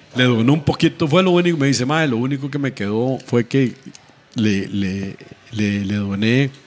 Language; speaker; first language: Spanish; native; Spanish